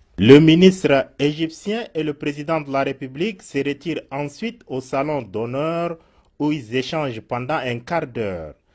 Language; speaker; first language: French; non-native, local second language; Arabic